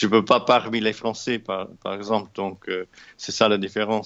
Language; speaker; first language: French; non-native, fluent; English